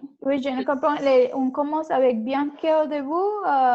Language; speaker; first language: French; non-native, learner; Spanish